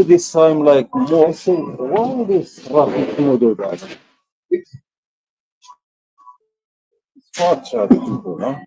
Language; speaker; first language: English; non-native, learner; Spanish